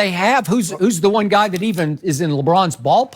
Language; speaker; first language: English; native; English